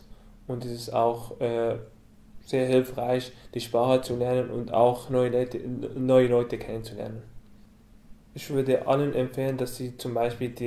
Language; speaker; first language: German; non-native, fluent; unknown